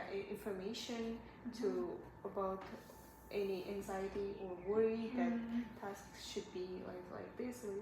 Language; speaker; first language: English; non-native, learner; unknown